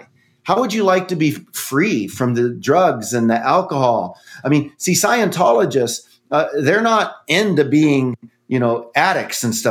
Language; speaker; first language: English; native; English